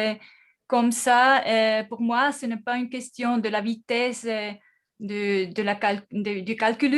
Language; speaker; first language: French; non-native, fluent; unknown